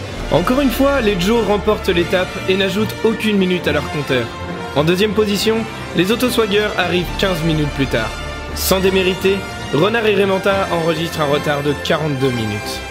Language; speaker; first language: French; native; French